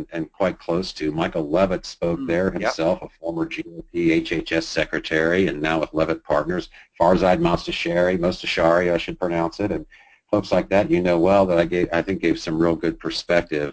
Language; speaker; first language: English; native; English